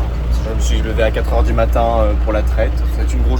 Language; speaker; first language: French; native; French